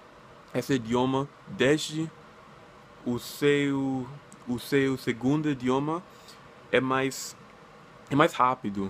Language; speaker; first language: Portuguese; non-native, learner; English